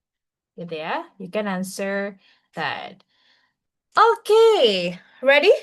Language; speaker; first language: English; non-native, fluent; Indonesian